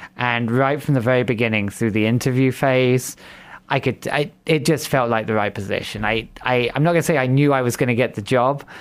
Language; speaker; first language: English; native; English